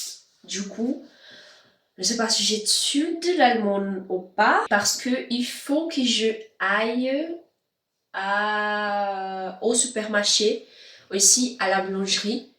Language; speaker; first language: French; non-native, learner; Spanish